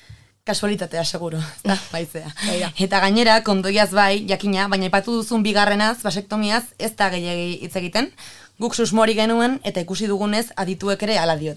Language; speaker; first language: Basque; native; Basque